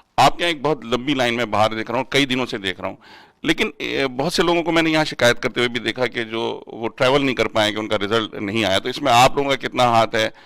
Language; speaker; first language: Urdu; native; Urdu